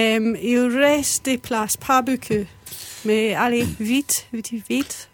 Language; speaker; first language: French; non-native, fluent; English